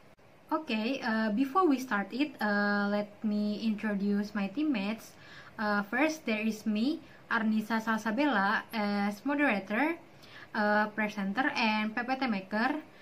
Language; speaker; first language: English; non-native, learner; Indonesian